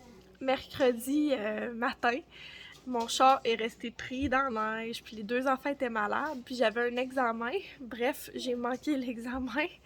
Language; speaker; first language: French; native; French